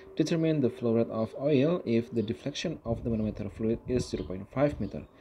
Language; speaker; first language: English; non-native, fluent; Indonesian